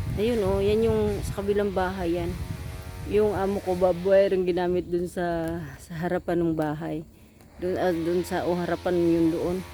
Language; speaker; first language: Filipino; non-native, local second language; Cebuano